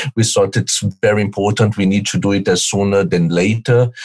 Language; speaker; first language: English; non-native, fluent; Portuguese